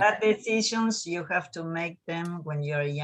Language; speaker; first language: English; non-native, learner; Spanish